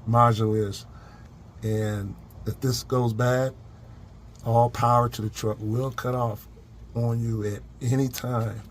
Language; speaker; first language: English; native; English